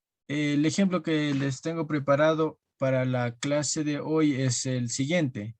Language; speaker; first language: Spanish; native; Spanish